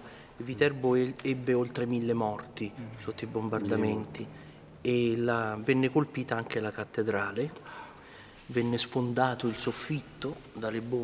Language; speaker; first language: Italian; native; Italian